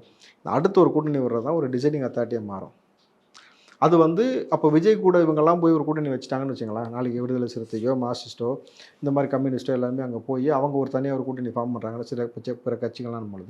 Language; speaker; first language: Tamil; native; Tamil